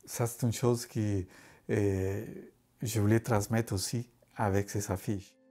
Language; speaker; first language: French; non-native, fluent; Spanish